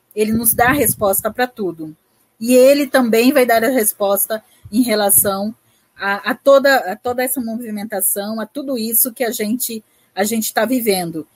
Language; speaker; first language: Portuguese; native; Portuguese